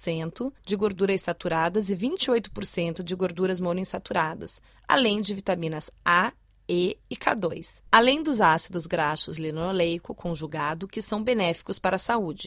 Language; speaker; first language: Portuguese; native; Portuguese